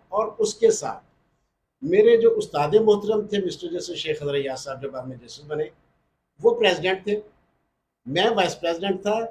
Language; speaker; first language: Urdu; non-native, local second language; Punjabi